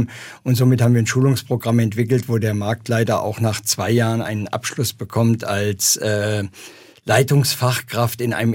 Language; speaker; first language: German; native; German